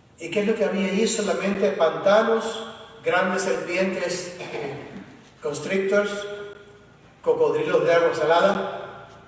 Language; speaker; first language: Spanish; native; Spanish